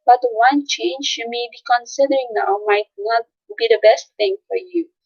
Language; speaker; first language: English; non-native, local second language; Filipino